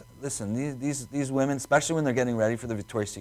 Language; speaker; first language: English; native; English